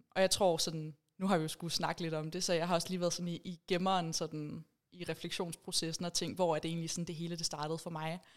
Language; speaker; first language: Danish; early bilingual, other home language; Persian